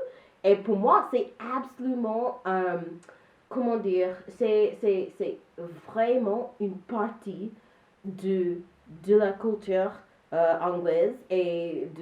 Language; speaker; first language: French; non-native, learner; English